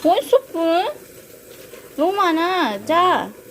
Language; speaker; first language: Korean; non-native, fluent; Filipino